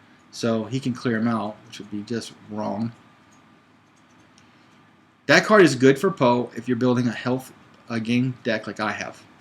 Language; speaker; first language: English; native; English